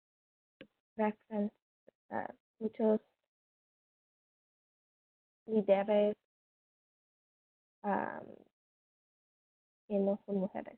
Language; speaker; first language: Spanish; non-native, learner; English